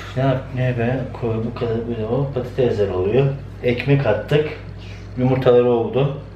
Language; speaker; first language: Turkish; native; Turkish